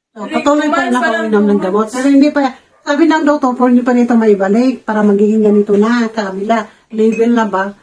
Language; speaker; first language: Filipino; non-native, local second language; Cebuano